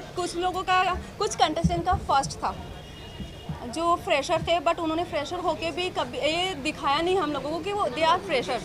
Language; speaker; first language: Hindi; native; Hindi